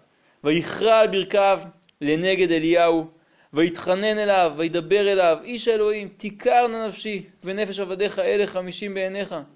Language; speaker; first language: Hebrew; native; Hebrew